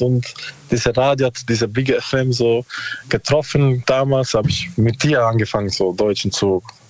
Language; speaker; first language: German; non-native, learner; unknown